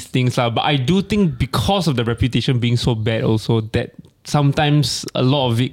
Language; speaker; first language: English; non-native, local second language; Min Nan Chinese